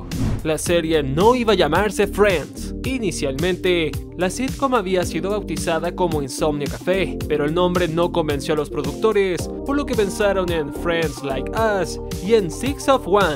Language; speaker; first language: Spanish; native; Spanish